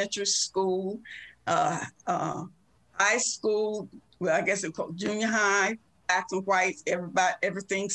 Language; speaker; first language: English; native; English